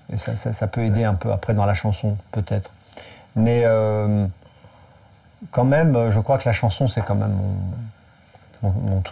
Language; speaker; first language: French; native; French